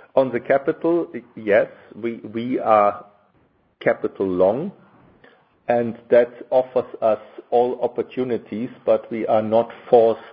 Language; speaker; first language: English; non-native, fluent; German